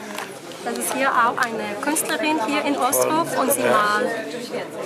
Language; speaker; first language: German; non-native, learner; Polish